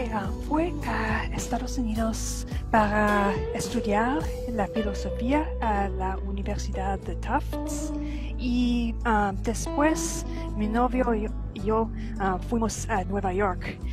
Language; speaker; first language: Spanish; non-native, fluent; English